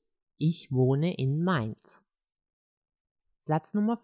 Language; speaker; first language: German; non-native, fluent; Croatian